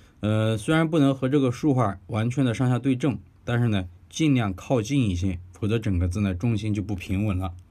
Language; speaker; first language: Chinese; native; Chinese